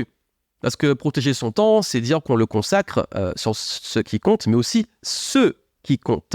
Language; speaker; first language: French; native; French